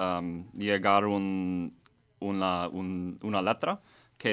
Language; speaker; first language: Spanish; non-native, learner; English